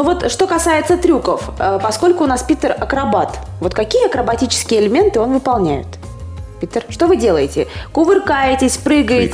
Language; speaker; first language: Russian; native; Russian